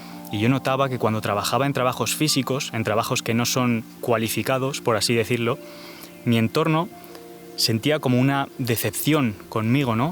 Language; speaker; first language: Spanish; native; Spanish